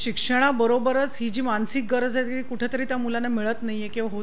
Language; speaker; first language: Marathi; native; Marathi